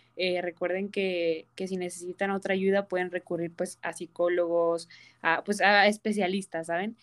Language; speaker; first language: Spanish; native; Spanish